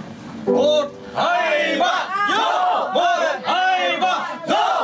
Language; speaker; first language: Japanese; non-native, fluent; Vietnamese